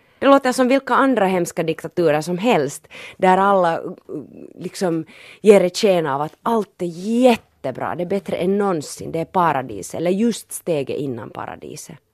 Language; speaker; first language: Swedish; native; Swedish